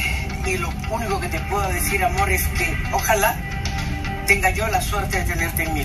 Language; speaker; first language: Spanish; native; Spanish